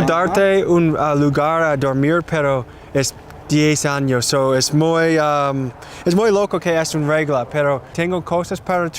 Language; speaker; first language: Spanish; non-native, learner; English